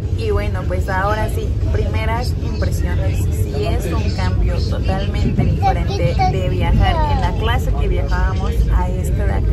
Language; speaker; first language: Spanish; native; Spanish